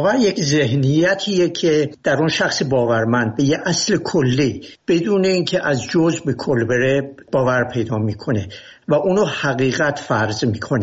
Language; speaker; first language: Persian; native; Persian